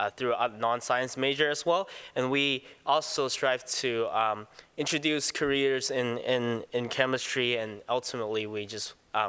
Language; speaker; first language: English; non-native, local second language; Cantonese